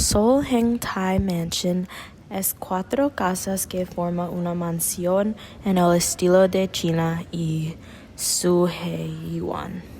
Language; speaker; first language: Spanish; non-native, learner; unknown